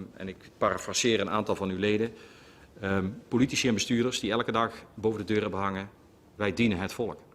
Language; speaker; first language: Dutch; native; Dutch